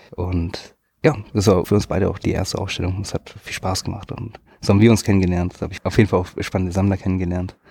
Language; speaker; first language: German; native; German